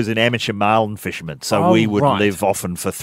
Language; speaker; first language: English; native; English